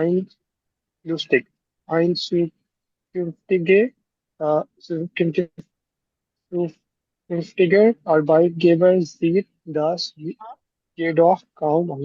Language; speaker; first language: German; non-native, learner; Urdu